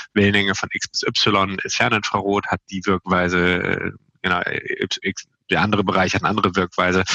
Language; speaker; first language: German; native; German